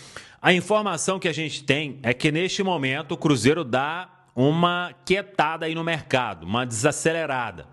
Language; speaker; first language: Portuguese; native; Portuguese